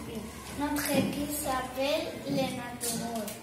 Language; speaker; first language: French; non-native, learner; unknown